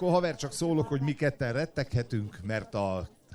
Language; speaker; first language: Hungarian; native; Hungarian